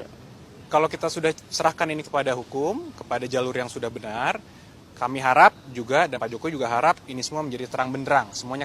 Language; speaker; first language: Indonesian; native; Indonesian